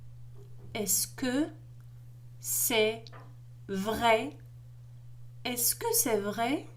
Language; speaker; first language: French; non-native, local second language; Arabic